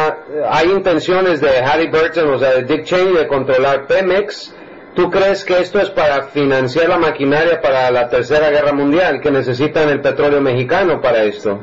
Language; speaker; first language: Spanish; native; Spanish